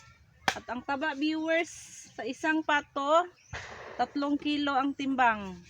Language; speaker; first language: Filipino; non-native, local second language; Cebuano